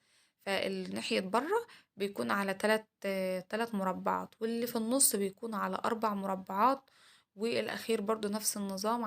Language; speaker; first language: Arabic; native; Arabic